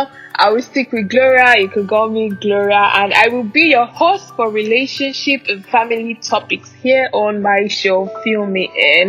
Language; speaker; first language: English; non-native, local second language; Igbo